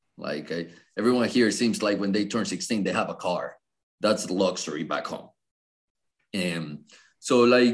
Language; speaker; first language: English; non-native, fluent; Spanish